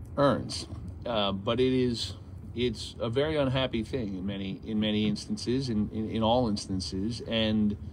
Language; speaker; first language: English; native; English